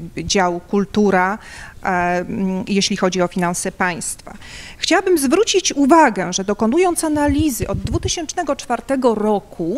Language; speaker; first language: Polish; native; Polish